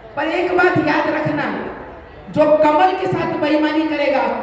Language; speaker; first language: Hindi; non-native, local second language; Marathi